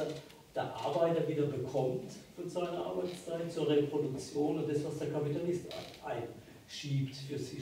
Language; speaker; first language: German; native; German